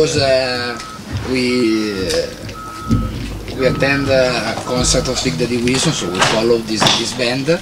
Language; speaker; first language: English; non-native, learner; Italian